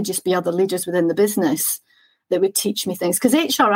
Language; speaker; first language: English; native; English